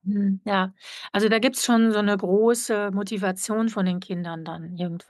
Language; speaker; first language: German; native; German